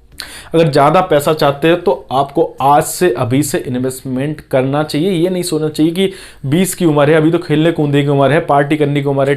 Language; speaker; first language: Hindi; native; Hindi